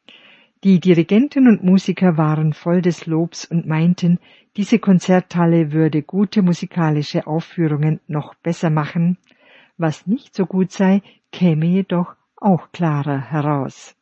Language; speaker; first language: German; native; German